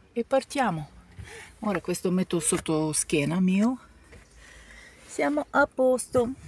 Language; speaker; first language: Italian; non-native, learner; Ukrainian